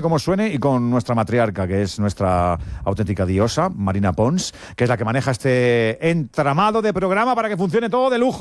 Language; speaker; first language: Spanish; native; Spanish